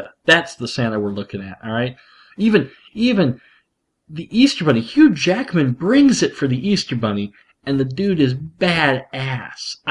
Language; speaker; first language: English; native; English